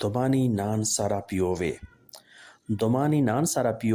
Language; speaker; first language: Italian; non-native, learner; Urdu